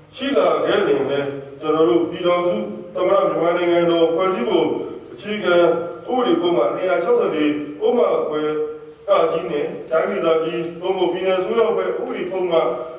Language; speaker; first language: Burmese; non-native, local second language; Hakha Chin